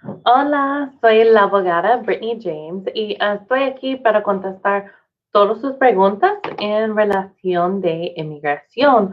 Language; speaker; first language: Spanish; non-native, fluent; English